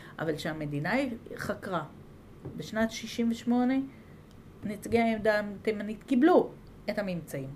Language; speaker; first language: Hebrew; native; Hebrew